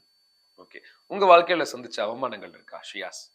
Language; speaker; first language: Tamil; native; Tamil